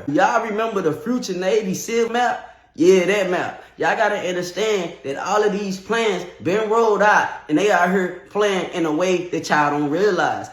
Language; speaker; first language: English; native; English